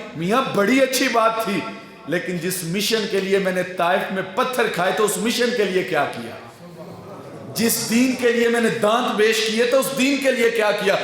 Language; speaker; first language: Urdu; non-native, local second language; Punjabi